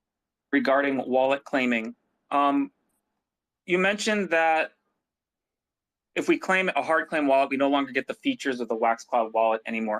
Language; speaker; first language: English; native; English